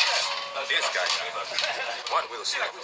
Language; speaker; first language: English; non-native, fluent; Indonesian